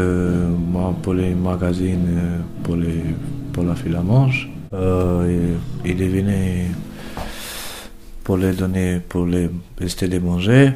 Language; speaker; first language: French; non-native, learner; Romanian